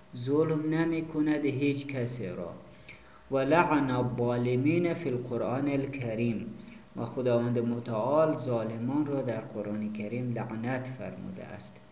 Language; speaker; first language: Persian; native; Persian